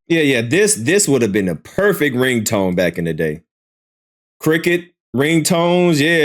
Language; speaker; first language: English; native; English